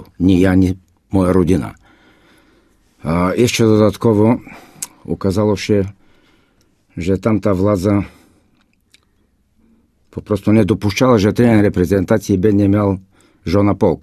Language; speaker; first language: Polish; non-native, fluent; Bulgarian